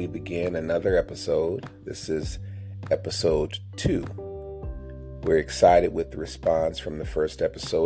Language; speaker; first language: English; native; English